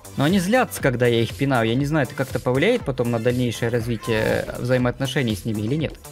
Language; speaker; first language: Russian; native; Russian